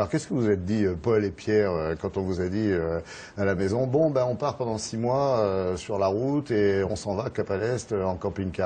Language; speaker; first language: French; native; French